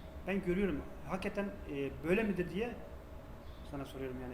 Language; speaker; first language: Turkish; native; Turkish